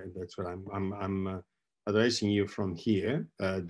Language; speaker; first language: English; non-native, fluent; Italian